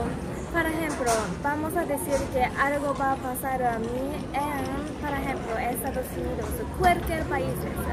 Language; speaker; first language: Spanish; non-native, learner; Japanese